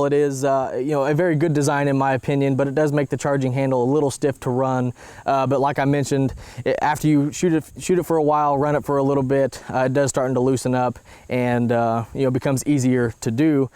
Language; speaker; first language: English; native; English